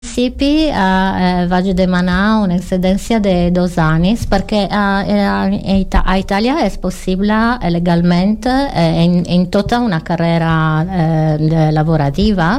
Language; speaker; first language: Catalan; non-native, learner; Italian